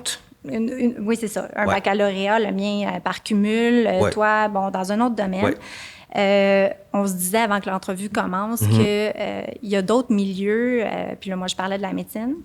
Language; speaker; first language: French; native; French